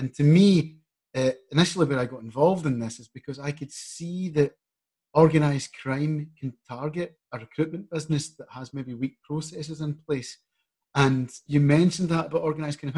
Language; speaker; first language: English; native; English